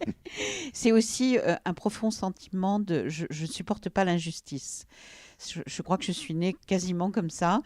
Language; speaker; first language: French; native; French